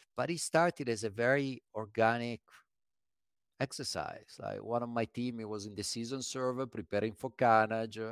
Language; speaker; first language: English; non-native, fluent; Italian